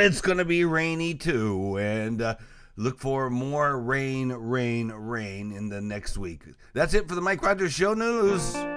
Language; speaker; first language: English; native; English